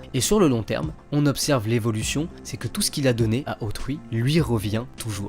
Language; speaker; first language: French; native; French